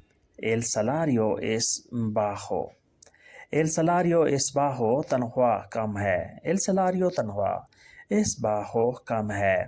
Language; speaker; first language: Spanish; non-native, fluent; Urdu